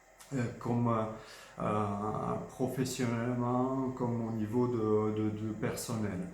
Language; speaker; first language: French; non-native, fluent; Georgian